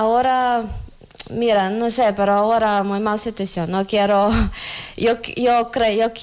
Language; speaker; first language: Spanish; non-native, learner; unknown